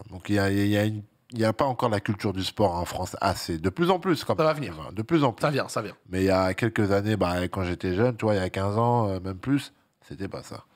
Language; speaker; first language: French; native; French